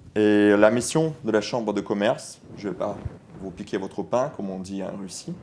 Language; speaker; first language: French; non-native, fluent; Russian